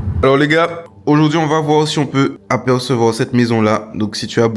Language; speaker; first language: French; native; French